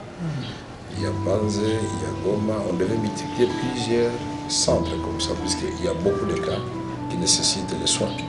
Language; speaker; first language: French; non-native, local second language; Swahili